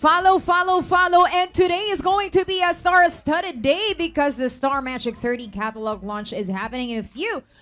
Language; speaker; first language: English; non-native, local second language; Filipino